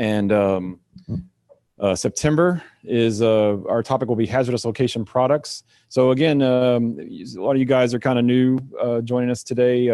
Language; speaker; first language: English; native; English